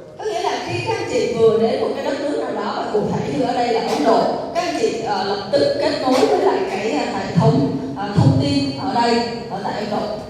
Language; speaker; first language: Vietnamese; native; Vietnamese